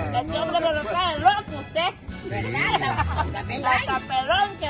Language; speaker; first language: Spanish; native; Spanish